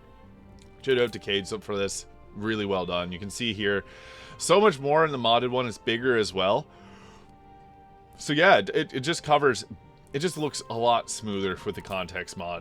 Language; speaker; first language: English; native; English